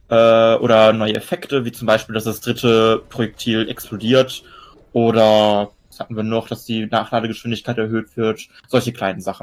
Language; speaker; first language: German; native; German